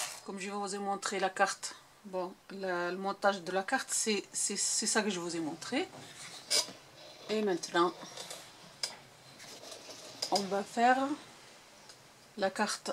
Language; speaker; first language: French; non-native, local second language; Arabic